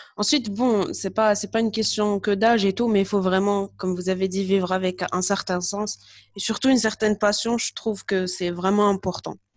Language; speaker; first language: French; non-native, local second language; Arabic